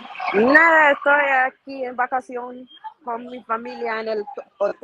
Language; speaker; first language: Spanish; non-native, learner; English